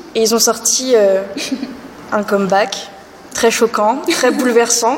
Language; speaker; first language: French; native; French